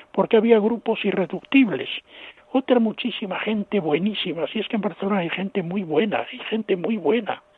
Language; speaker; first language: Spanish; native; Spanish